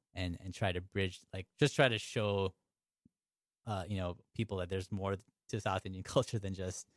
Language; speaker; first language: English; native; English